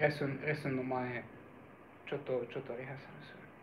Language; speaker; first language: Japanese; non-native, fluent; Hungarian